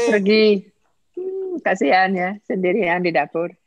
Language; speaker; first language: Indonesian; non-native, fluent; English